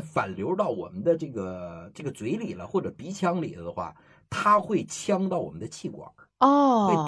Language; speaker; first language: Chinese; native; Chinese